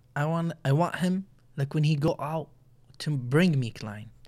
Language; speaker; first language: English; non-native, learner; Arabic